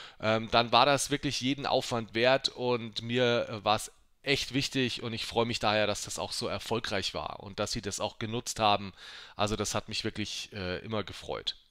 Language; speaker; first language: German; native; German